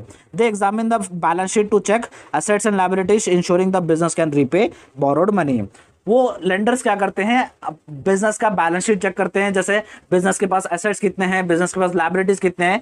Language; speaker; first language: Hindi; native; Hindi